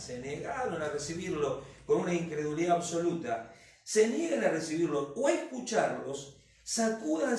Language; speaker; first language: Spanish; native; Spanish